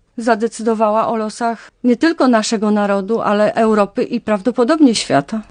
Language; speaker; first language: Polish; native; Polish